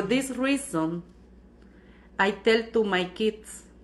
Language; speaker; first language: English; non-native, learner; Spanish